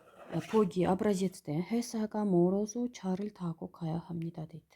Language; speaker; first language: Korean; non-native, fluent; Kyrgyz